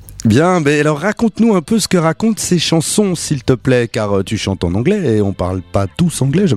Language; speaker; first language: French; native; French